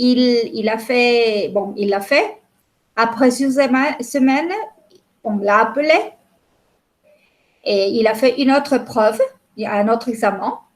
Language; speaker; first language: French; non-native, fluent; Spanish